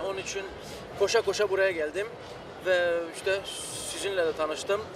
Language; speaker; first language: Turkish; early bilingual, heritage; Turkish